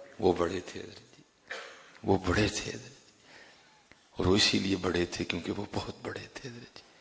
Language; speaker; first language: Urdu; non-native, local second language; Punjabi